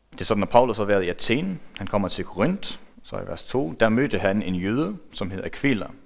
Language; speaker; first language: Danish; non-native, local second language; Faroese